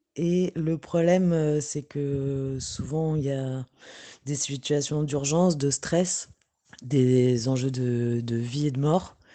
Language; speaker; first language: French; native; French